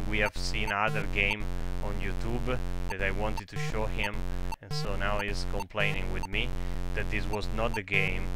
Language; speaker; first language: English; non-native, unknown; Italian